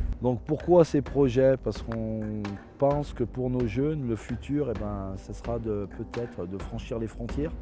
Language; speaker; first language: French; native; French